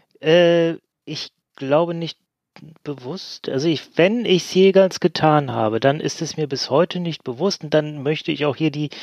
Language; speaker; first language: German; native; German